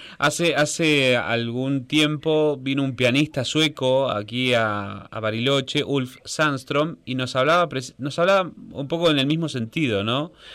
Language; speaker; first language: Spanish; native; Spanish